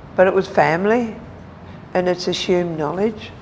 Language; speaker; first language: English; native; English